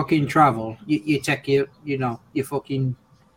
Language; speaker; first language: English; native; English